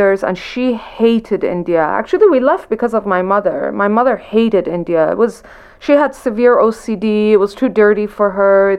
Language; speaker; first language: English; non-native, local second language; Persian